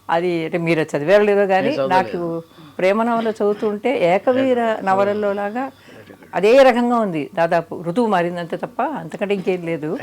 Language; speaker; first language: Telugu; native; Telugu